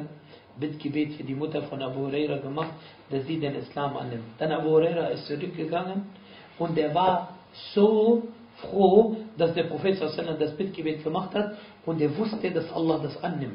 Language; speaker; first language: German; non-native, fluent; Arabic